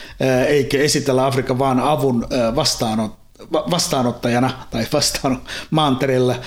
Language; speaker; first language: Finnish; non-native, fluent; Somali